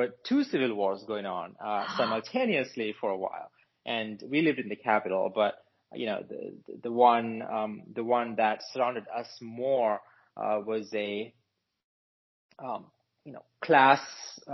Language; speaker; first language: English; non-native, local second language; Sinhala